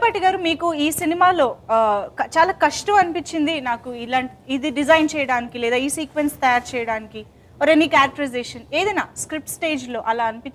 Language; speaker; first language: Telugu; native; Telugu